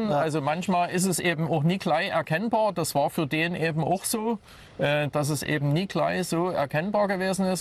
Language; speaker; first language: German; native; German